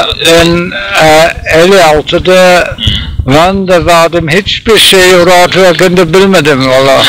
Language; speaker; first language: Turkish; non-native, learner; English